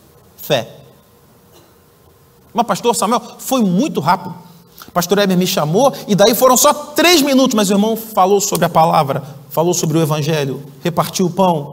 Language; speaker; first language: Portuguese; native; Portuguese